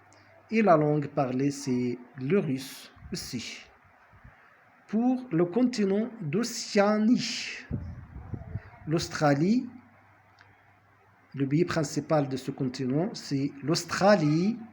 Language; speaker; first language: French; non-native, fluent; Arabic